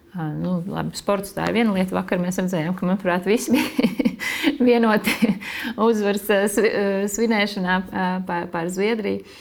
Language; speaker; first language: Latvian; native; Latvian